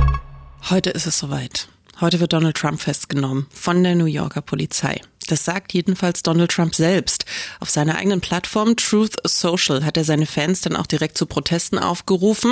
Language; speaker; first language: German; native; German